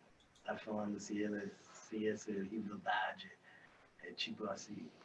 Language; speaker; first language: Portuguese; non-native, learner; English